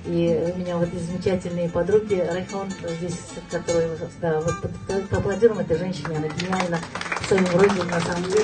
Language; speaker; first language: Russian; native; Russian